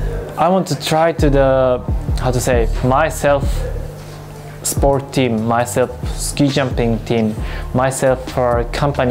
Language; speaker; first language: English; non-native, learner; Japanese